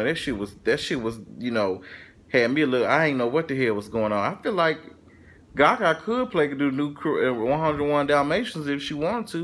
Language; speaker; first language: English; native; English